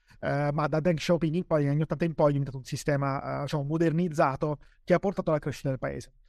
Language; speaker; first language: Italian; native; Italian